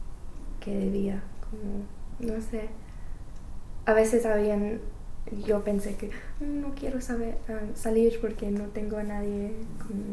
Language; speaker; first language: Spanish; non-native, learner; English